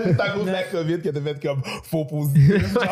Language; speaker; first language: French; native; French